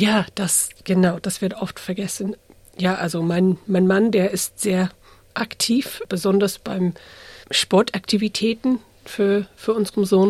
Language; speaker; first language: German; early bilingual, heritage; English